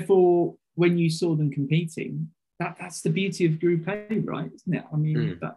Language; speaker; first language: English; native; English